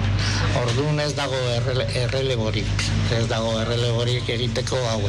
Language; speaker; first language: Basque; non-native, local second language; Spanish